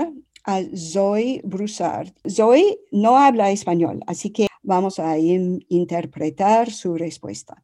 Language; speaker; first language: Spanish; non-native, fluent; English